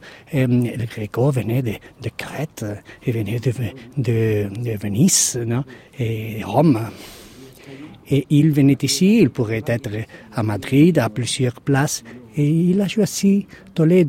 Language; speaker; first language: French; non-native, fluent; Spanish